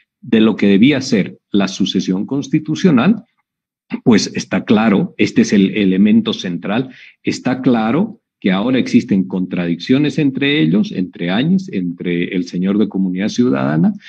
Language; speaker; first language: Spanish; native; Spanish